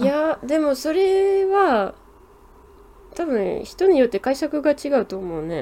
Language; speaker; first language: Japanese; non-native, fluent; English